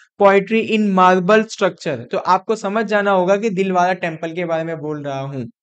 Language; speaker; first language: Hindi; non-native, local second language; Gujarati